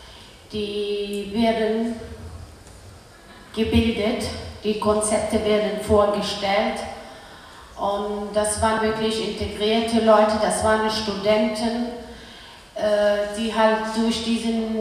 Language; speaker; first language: German; early bilingual, other home language; Kurdish